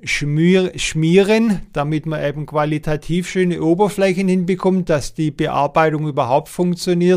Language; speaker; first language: German; native; German